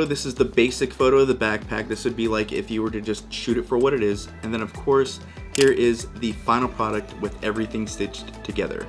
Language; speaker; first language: English; native; English